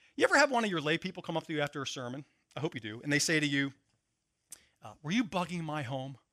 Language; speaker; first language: English; native; English